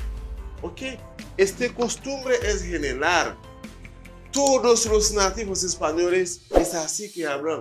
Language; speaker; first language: Spanish; non-native, fluent; Haitian Creole